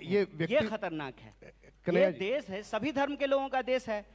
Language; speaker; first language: Hindi; native; Hindi